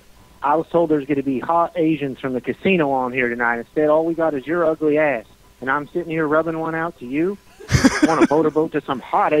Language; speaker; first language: English; native; English